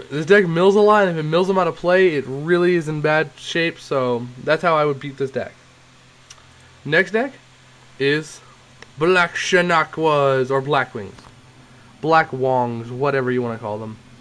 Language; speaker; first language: English; native; English